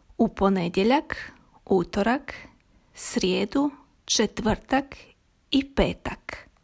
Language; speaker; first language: Croatian; native; Croatian